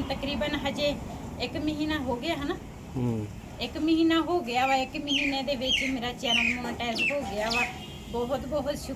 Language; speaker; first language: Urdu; non-native, local second language; Punjabi